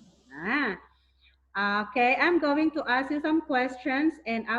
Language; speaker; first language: English; non-native, fluent; Thai